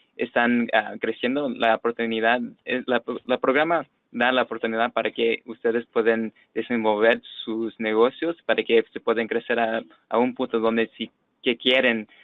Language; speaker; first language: Spanish; non-native, fluent; English